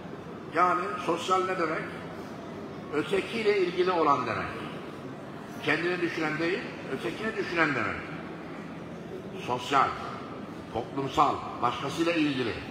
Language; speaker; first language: Turkish; native; Turkish